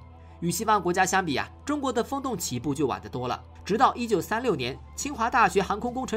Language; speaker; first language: Chinese; native; Chinese